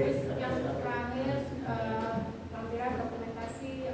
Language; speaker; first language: Indonesian; native; Indonesian